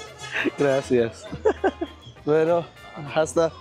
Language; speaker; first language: Spanish; non-native, learner; Filipino